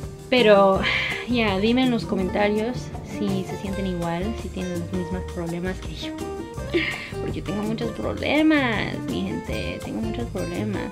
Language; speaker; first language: Spanish; early bilingual, heritage; Spanish